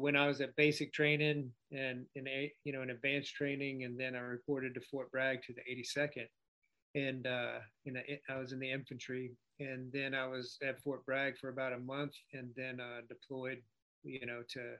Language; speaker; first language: English; native; English